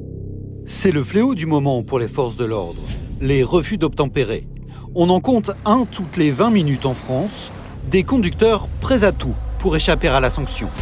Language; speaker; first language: French; native; French